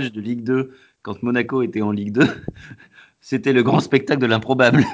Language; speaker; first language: French; native; French